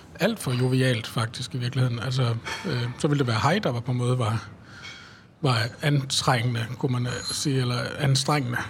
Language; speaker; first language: Danish; native; Danish